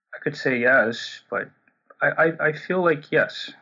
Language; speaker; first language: English; non-native, fluent; Portuguese